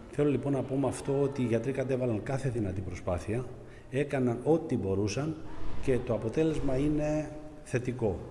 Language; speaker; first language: Greek; native; Greek